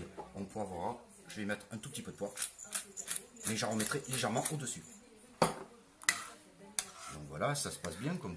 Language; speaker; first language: French; native; French